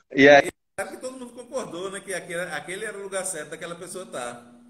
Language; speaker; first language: Portuguese; native; Portuguese